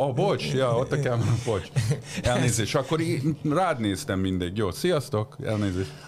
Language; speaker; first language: Hungarian; early bilingual, heritage; Hungarian